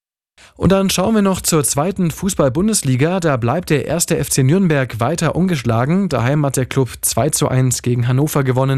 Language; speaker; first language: German; native; German